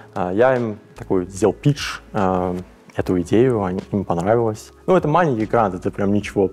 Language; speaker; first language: Russian; early bilingual, heritage; English